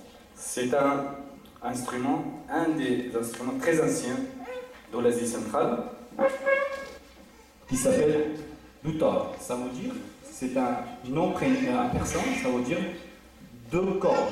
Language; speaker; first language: French; non-native, fluent; Uzbek